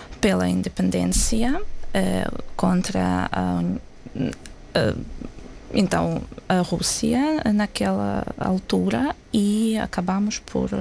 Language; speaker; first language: Portuguese; non-native, fluent; Ukrainian